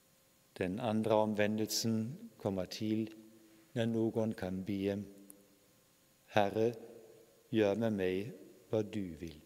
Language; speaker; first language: Swedish; non-native, fluent; German